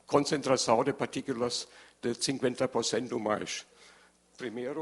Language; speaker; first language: Portuguese; non-native, learner; German